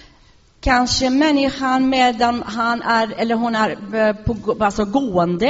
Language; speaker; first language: Swedish; non-native, fluent; Arabic